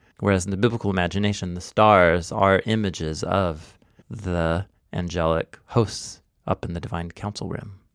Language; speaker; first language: English; native; English